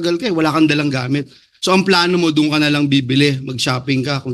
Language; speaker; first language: Filipino; native; Filipino